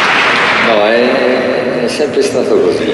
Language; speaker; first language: Italian; native; Italian